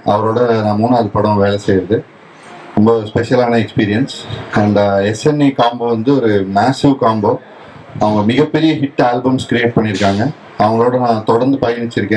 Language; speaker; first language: Tamil; native; Tamil